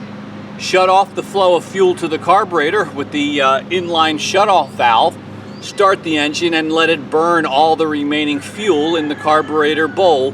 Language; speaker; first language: English; native; English